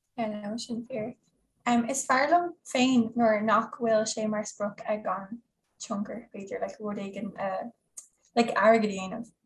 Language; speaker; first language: Irish; non-native, local second language; English